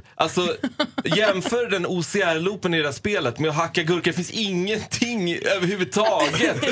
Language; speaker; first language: Swedish; non-native, fluent; Persian